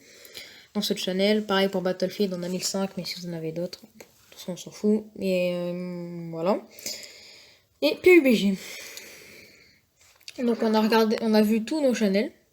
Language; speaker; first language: French; native; French